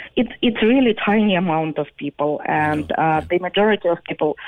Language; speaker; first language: English; non-native, fluent; Ukrainian